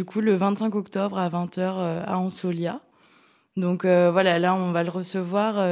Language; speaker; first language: French; native; French